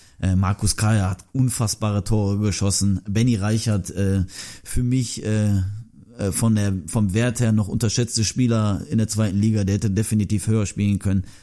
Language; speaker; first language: German; early bilingual, other home language; Turkish